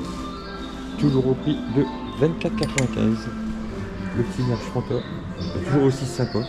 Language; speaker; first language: French; native; French